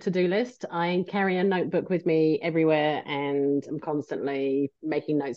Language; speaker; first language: English; native; English